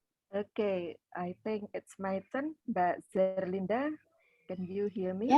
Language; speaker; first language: English; non-native, fluent; Indonesian